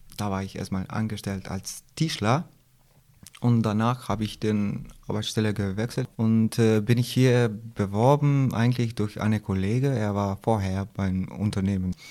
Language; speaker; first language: German; non-native, learner; Albanian